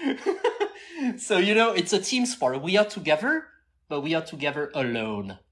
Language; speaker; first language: English; non-native, fluent; French